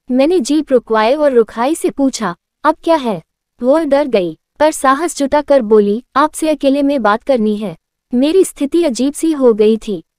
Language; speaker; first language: Hindi; native; Hindi